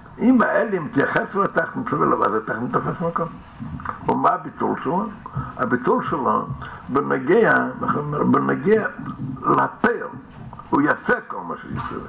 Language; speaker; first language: Hebrew; non-native, fluent; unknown